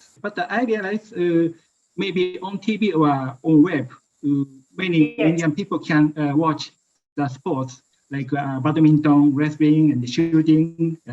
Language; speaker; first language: English; non-native, learner; Japanese